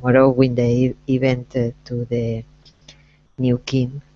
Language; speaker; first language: English; non-native, learner; Spanish